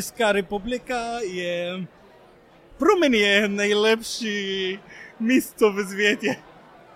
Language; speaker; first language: Czech; non-native, learner; Arabic